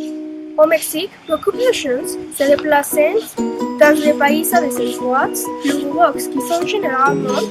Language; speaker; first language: French; non-native, learner; Spanish